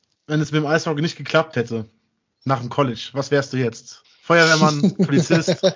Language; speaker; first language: German; native; German